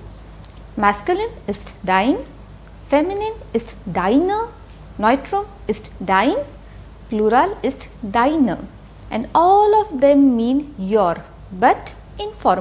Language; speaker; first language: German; non-native, fluent; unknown